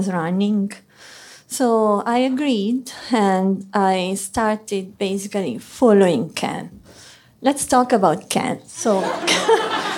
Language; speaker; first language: English; non-native, fluent; Italian